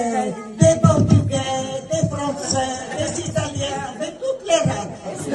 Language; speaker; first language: French; non-native, fluent; Italian